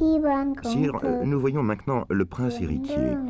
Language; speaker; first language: French; native; French